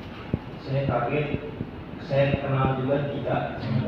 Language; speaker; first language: Indonesian; non-native, local second language; Sundanese